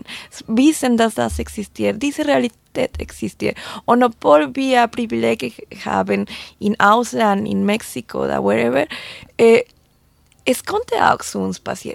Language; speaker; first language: German; non-native, fluent; Spanish